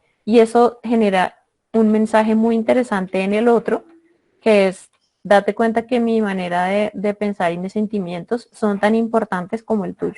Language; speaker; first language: Spanish; native; Spanish